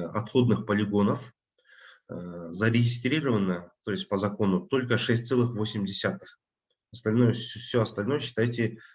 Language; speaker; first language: Russian; non-native, local second language; Kazakh